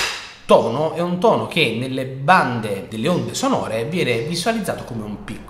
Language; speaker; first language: Italian; native; Italian